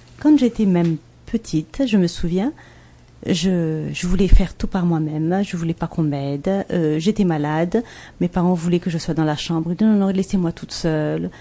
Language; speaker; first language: French; non-native, local second language; Malagasy